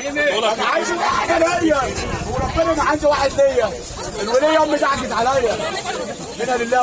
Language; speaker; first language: Arabic; native; Arabic